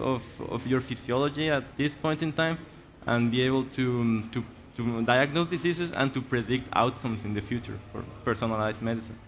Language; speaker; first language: English; non-native, fluent; Spanish